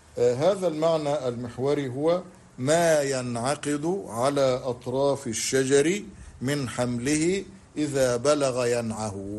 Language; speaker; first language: Arabic; native; Arabic